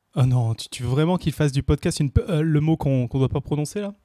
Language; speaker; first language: French; native; French